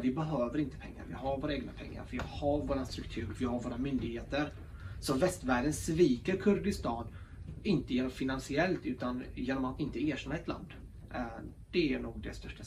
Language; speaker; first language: Swedish; early bilingual, other home language; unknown